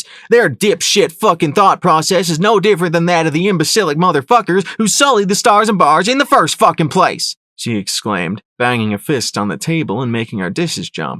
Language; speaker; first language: English; native; English